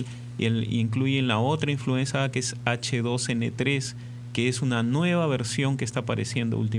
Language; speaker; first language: Spanish; native; Spanish